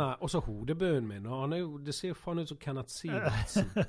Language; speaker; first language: Norwegian; native; Norwegian